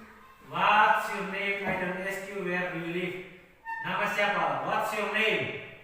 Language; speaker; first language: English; non-native, learner; Indonesian